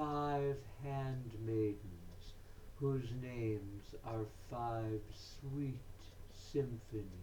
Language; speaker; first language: English; native; English